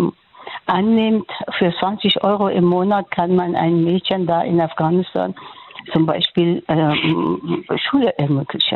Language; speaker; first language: German; non-native, learner; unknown